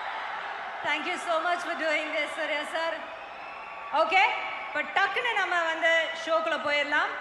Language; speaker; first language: Tamil; native; Tamil